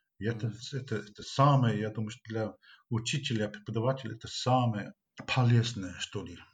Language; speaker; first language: Russian; non-native, fluent; English